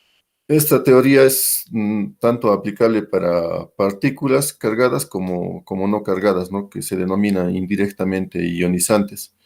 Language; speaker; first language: Spanish; native; Spanish